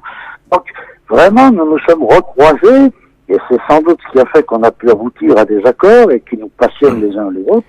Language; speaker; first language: French; native; French